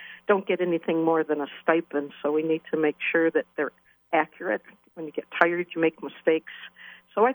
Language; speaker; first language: English; native; English